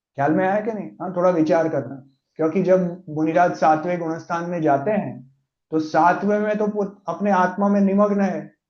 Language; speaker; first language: Hindi; non-native, local second language; Gujarati